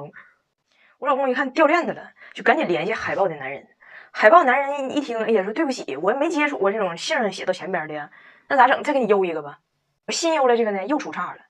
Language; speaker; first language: Chinese; native; Chinese